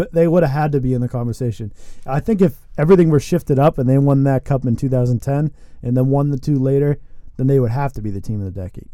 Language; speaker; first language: English; native; English